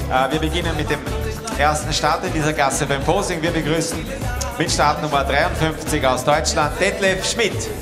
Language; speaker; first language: German; native; German